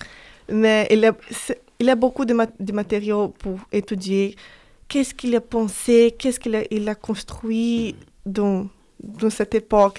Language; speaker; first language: French; non-native, fluent; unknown